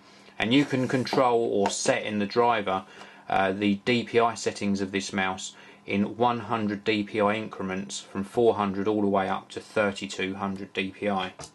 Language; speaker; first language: English; native; English